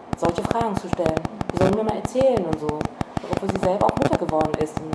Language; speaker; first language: German; non-native, fluent; Vietnamese